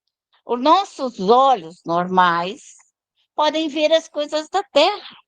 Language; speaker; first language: Portuguese; native; Portuguese